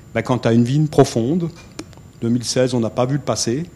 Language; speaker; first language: French; native; French